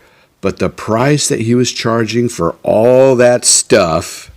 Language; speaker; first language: English; native; English